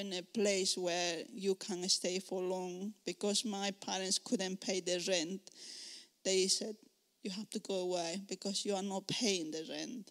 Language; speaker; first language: English; non-native, learner; Spanish